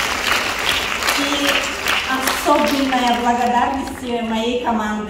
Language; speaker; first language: Russian; non-native, fluent; Tajik